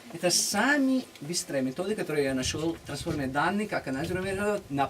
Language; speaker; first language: Russian; non-native, learner; Italian